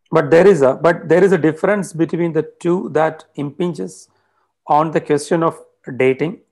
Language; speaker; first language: English; non-native, local second language; Malayalam